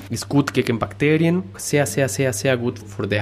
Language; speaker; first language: German; non-native, fluent; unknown